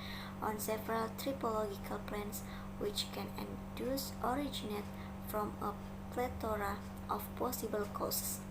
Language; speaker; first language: English; non-native, learner; Indonesian